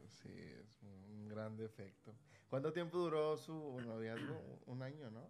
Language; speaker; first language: Spanish; native; Spanish